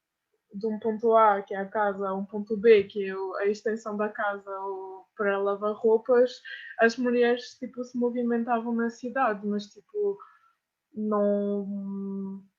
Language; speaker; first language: Portuguese; non-native, fluent; French